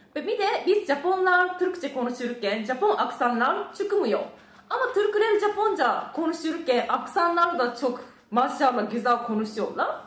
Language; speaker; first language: Turkish; non-native, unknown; Japanese